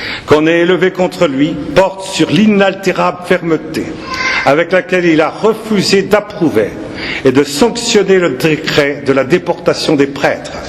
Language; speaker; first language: French; native; French